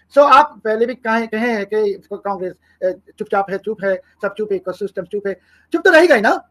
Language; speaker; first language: Hindi; non-native, fluent; Bangla